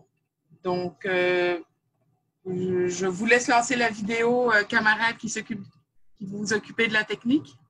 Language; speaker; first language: French; native; French